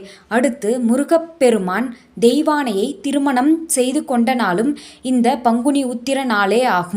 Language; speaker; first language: Tamil; native; Tamil